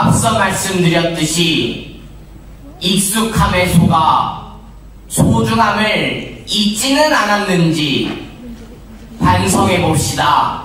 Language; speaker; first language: Korean; native; Korean